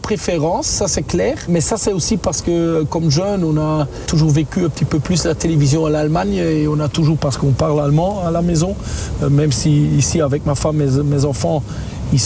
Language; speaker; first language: French; non-native, fluent; German